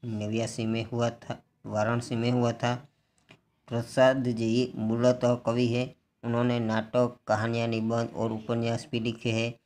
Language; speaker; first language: Hindi; non-native, local second language; Gujarati